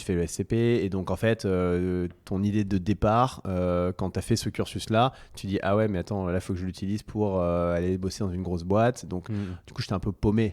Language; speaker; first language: French; native; French